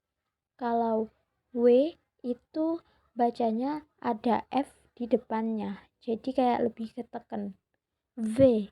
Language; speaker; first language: Indonesian; native; Indonesian